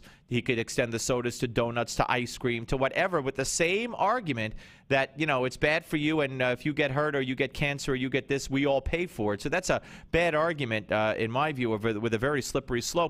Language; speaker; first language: English; native; English